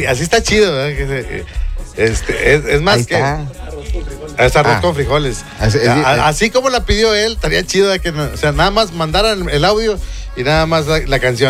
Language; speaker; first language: Spanish; native; Spanish